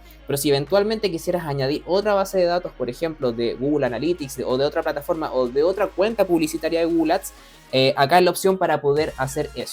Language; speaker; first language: Spanish; native; Spanish